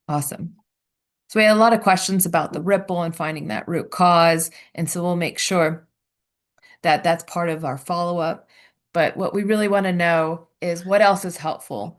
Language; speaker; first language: English; native; English